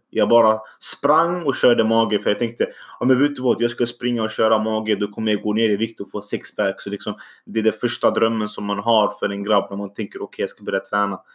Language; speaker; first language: Swedish; early bilingual, other home language; Arabic